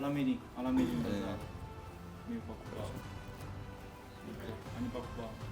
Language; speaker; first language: Russian; non-native, learner; Chinese